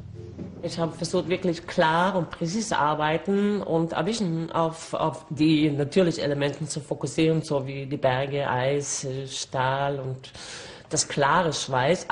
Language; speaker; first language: German; non-native, fluent; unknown